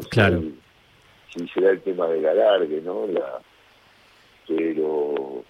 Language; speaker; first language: Spanish; native; Spanish